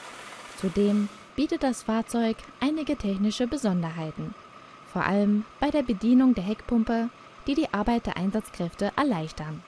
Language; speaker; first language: German; native; German